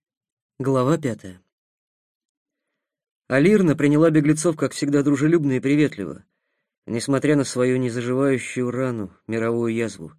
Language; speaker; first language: Russian; native; Russian